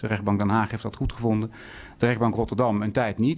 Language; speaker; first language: Dutch; native; Dutch